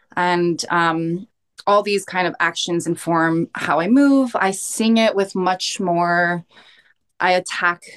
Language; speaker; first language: English; early bilingual, other home language; Korean